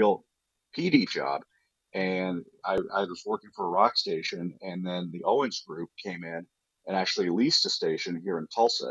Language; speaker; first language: English; native; English